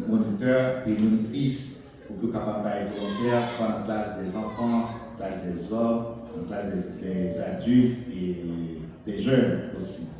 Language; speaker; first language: French; non-native, local second language; Haitian Creole